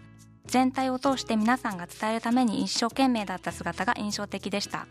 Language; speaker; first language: Japanese; native; Japanese